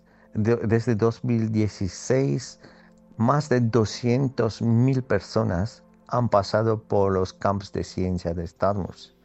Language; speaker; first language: Spanish; non-native, fluent; Armenian